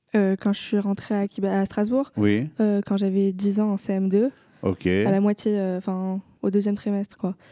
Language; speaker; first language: French; native; French